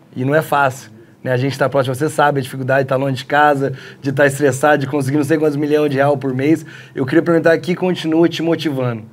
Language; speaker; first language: Portuguese; early bilingual, heritage; Portuguese